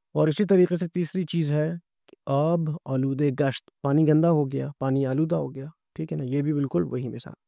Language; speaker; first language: Urdu; native; Urdu